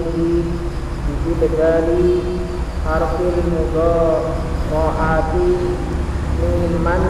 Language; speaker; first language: Arabic; non-native, learner; Indonesian